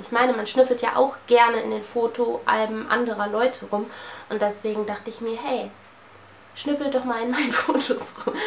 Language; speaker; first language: German; native; German